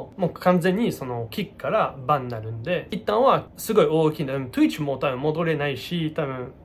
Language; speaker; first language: Japanese; non-native, fluent; French